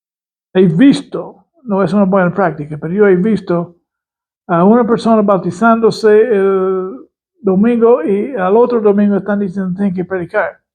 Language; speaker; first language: Spanish; non-native, fluent; English